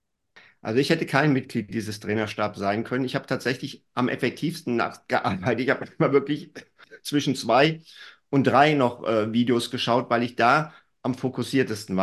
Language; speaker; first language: German; native; German